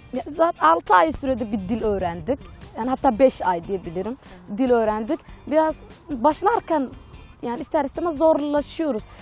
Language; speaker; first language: Turkish; non-native, fluent; Somali